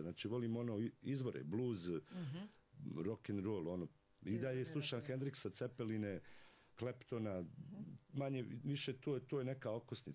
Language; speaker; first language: Serbian; native; Serbian